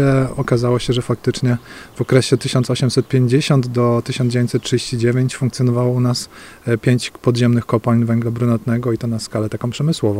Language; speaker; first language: Polish; native; Polish